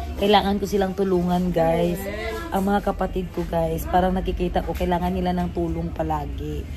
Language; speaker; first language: Filipino; non-native, local second language; Cebuano